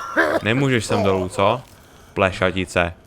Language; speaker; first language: Czech; native; Czech